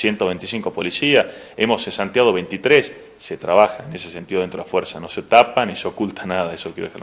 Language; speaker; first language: Spanish; native; Spanish